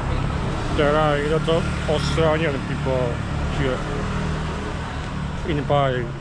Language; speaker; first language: English; non-native, learner; Turkish